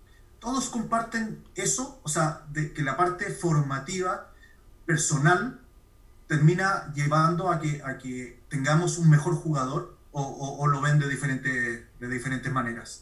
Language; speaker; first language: Spanish; native; Spanish